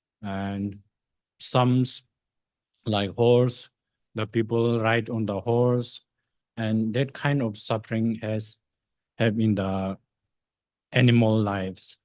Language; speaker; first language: English; non-native, fluent; Tibetan